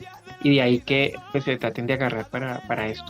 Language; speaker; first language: Spanish; native; Spanish